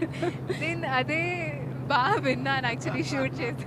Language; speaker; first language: Telugu; non-native, fluent; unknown